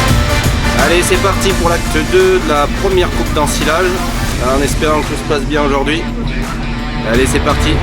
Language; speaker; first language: French; native; French